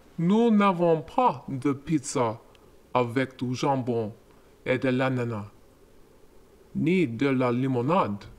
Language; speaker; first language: French; non-native, learner; English